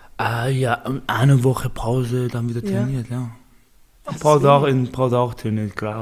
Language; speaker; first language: German; non-native, learner; Baluchi